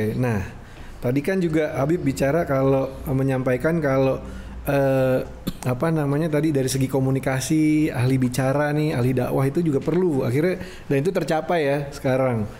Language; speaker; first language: Indonesian; native; Indonesian